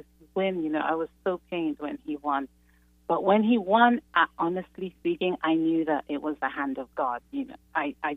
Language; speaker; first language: English; non-native, local second language; Yoruba